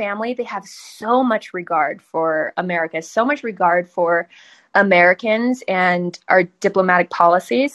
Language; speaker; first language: English; early bilingual, other home language; Chinese